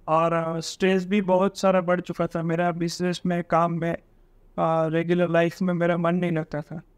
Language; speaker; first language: Hindi; non-native, local second language; Gujarati